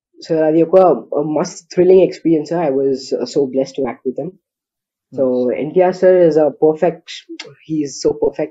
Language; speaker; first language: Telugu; non-native, learner; Kannada